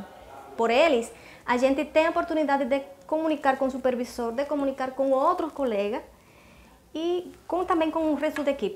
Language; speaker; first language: Portuguese; non-native, fluent; Spanish